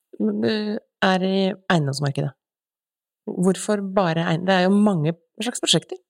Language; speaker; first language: Norwegian; native; Norwegian